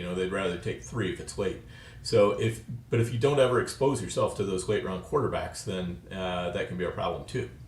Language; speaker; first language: English; native; English